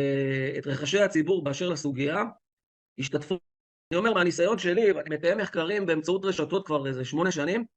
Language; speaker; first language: Hebrew; native; Hebrew